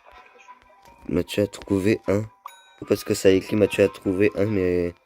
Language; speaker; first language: French; native; French